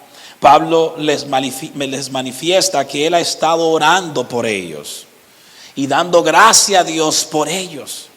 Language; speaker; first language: Spanish; native; Spanish